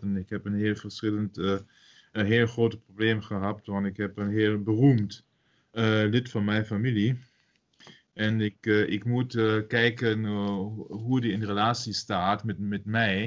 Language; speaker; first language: Dutch; non-native, fluent; German